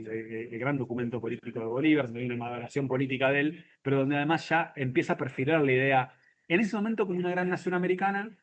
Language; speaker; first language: Spanish; native; Spanish